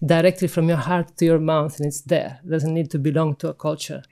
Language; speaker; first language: English; non-native, fluent; Italian